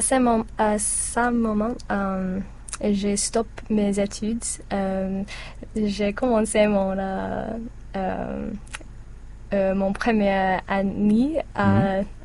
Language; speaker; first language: French; non-native, learner; English